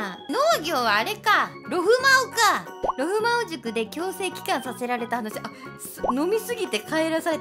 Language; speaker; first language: Japanese; native; Japanese